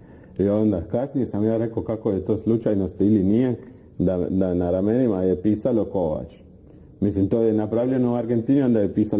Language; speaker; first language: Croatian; non-native, fluent; Spanish